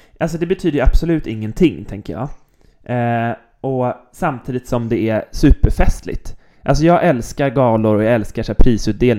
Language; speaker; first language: Swedish; native; Swedish